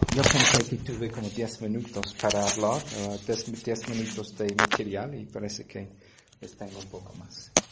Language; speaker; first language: Spanish; non-native, fluent; English